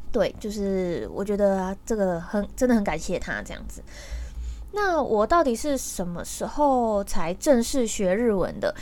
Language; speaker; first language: Chinese; native; Chinese